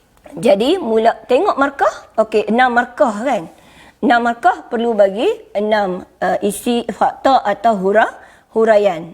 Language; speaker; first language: Malay; native; Malay